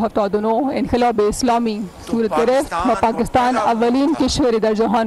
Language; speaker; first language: Persian; non-native, learner; Urdu